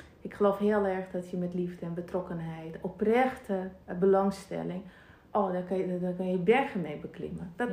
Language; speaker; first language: Dutch; non-native, fluent; Russian